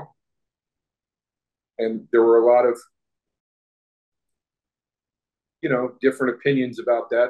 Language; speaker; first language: English; native; English